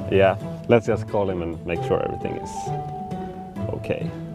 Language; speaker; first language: English; non-native, fluent; Swedish